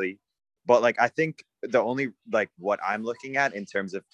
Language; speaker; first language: English; native; English